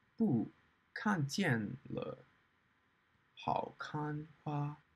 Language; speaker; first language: Chinese; non-native, fluent; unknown